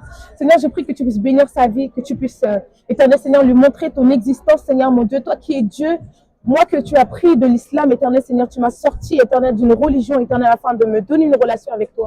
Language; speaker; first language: French; native; French